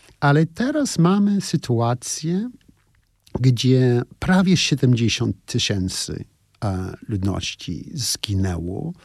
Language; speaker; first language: Polish; non-native, fluent; English